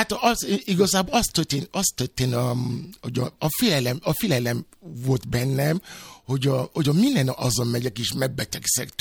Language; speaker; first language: Hungarian; non-native, fluent; Yoruba